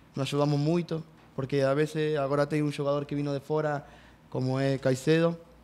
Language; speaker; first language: Portuguese; non-native, learner; Spanish